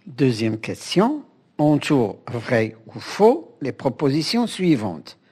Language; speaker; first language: French; non-native, local second language; Arabic